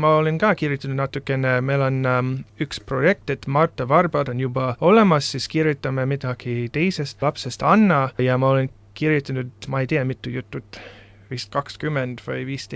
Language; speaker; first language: Estonian; non-native, fluent; English